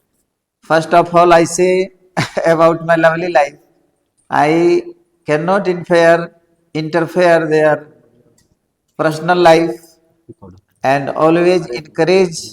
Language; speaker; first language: English; non-native, learner; Hindi